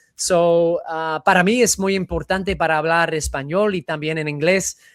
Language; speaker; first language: Spanish; non-native, learner; English